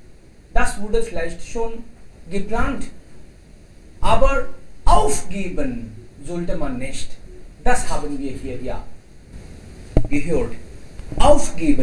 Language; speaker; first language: German; non-native, fluent; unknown